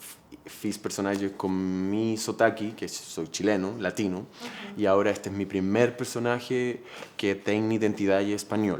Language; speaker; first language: Portuguese; non-native, fluent; Spanish